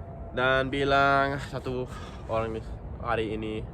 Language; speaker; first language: Indonesian; non-native, local second language; English